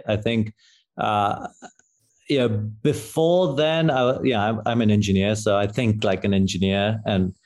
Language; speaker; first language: English; native; English